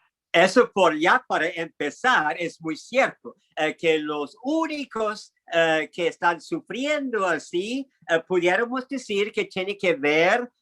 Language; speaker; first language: Spanish; non-native, fluent; English